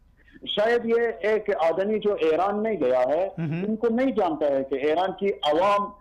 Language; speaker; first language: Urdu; non-native, fluent; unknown